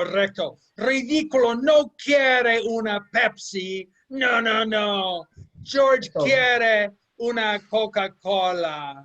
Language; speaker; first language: Spanish; non-native, fluent; English